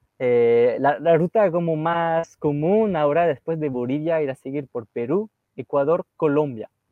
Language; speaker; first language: Spanish; non-native, fluent; French